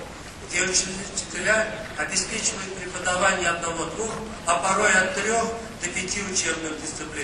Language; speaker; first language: Russian; native; Russian